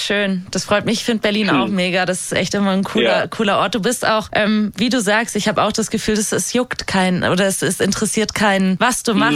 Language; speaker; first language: German; native; German